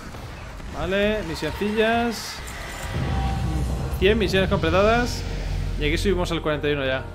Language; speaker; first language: Spanish; native; Spanish